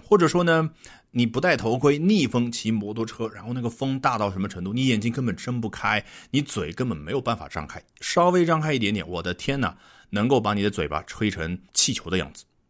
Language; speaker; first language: Chinese; native; Chinese